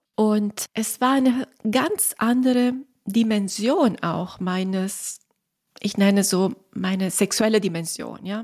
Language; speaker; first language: German; non-native, fluent; Italian